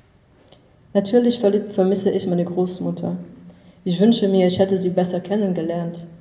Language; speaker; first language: German; non-native, learner; English